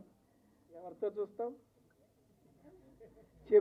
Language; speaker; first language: Telugu; native; Telugu